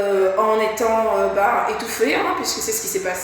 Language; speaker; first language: French; native; French